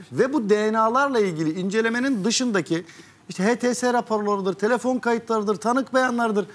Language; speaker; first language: Turkish; native; Turkish